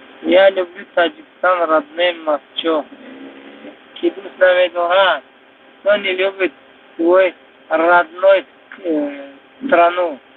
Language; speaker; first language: Russian; non-native, learner; Tajik